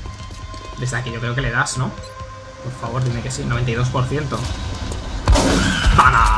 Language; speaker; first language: Spanish; native; Spanish